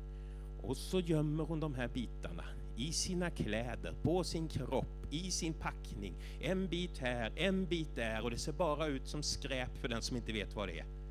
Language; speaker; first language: Swedish; native; Swedish